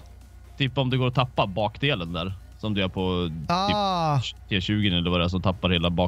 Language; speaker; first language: Swedish; native; Swedish